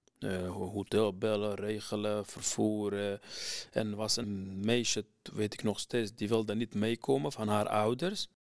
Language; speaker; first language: Dutch; non-native, fluent; Kurdish